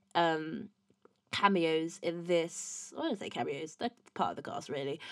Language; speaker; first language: English; native; English